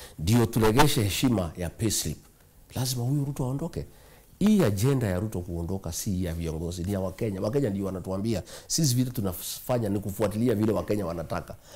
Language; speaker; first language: Swahili; non-native, local second language; Kikuyu